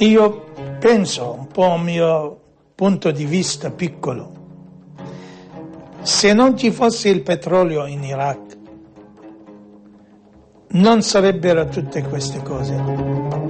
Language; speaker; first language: Italian; non-native, fluent; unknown